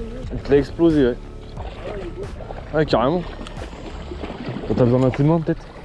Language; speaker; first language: French; native; French